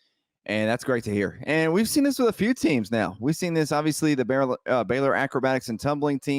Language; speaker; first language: English; native; English